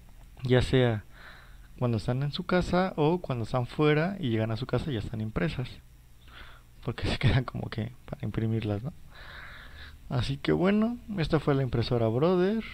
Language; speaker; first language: Spanish; native; Spanish